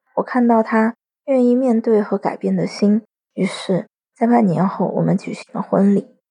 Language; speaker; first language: Chinese; native; Chinese